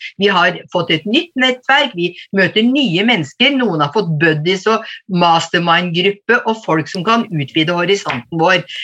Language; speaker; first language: Norwegian; native; Norwegian